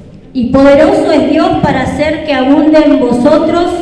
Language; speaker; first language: Spanish; native; Spanish